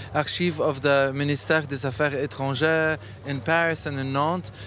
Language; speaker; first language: English; non-native, fluent; Arabic